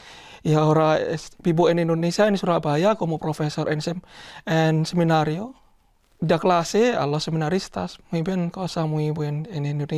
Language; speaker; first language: Spanish; non-native, learner; Indonesian